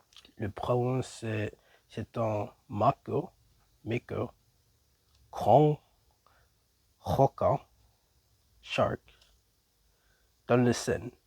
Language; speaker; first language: French; non-native, learner; English